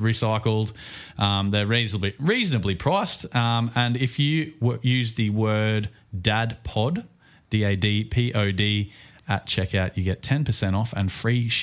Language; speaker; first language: English; native; English